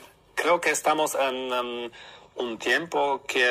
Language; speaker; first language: Spanish; non-native, learner; Polish